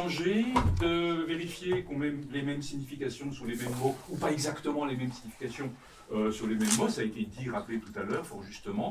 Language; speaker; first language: French; native; French